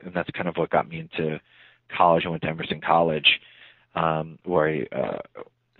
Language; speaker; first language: English; native; English